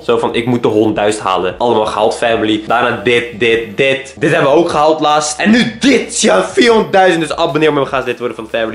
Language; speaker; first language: Dutch; native; Dutch